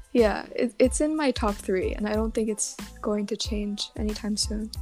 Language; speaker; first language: English; non-native, local second language; Cantonese